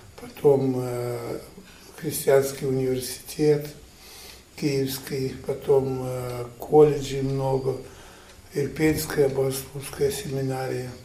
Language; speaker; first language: Russian; non-native, fluent; Ukrainian